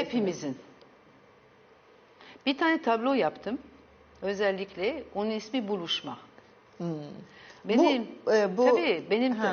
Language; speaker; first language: Turkish; early bilingual, heritage; Turkish